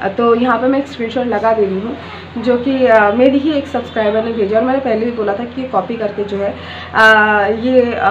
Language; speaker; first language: Hindi; non-native, local second language; Bangla